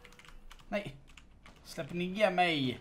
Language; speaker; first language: Swedish; native; Swedish